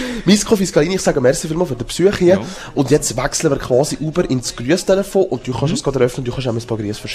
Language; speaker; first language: German; native; German